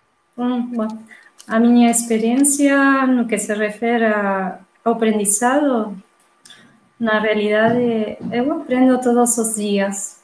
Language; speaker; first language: Portuguese; non-native, fluent; Spanish